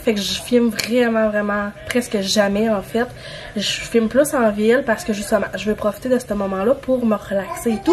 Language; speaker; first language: French; native; French